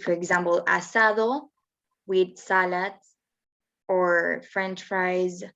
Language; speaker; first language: English; non-native, learner; Spanish